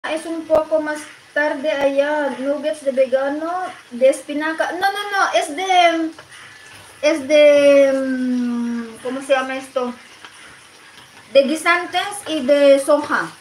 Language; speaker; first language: Spanish; non-native, fluent; Filipino